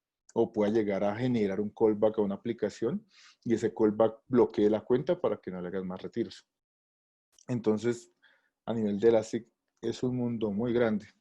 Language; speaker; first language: Spanish; native; Spanish